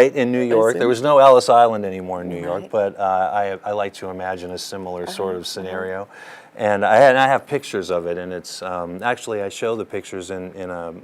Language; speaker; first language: English; early bilingual, other home language; German